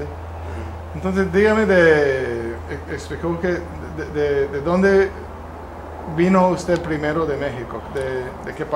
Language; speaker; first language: Spanish; non-native, fluent; English